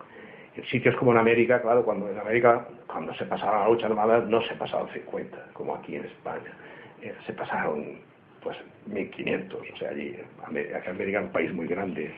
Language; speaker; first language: Spanish; native; Spanish